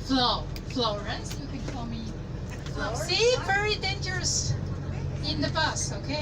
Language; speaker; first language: English; non-native, learner; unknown